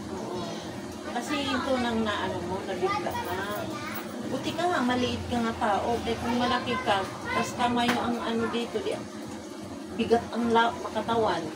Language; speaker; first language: Filipino; non-native, local second language; Cebuano